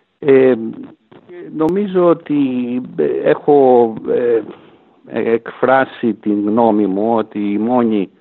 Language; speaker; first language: Greek; native; Greek